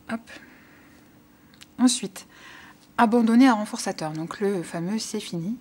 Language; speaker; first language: French; native; French